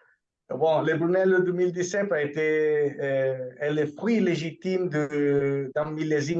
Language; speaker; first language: French; non-native, fluent; Italian